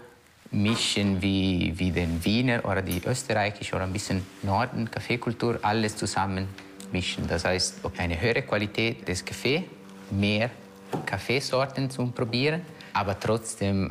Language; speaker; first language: German; non-native, fluent; Italian